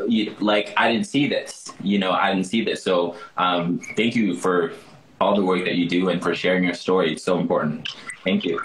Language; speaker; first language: English; early bilingual, other home language; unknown